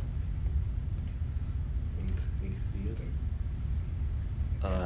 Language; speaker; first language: German; non-native, learner; English